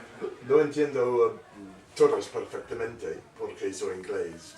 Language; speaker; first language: Spanish; non-native, learner; English